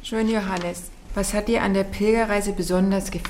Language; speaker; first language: German; native; German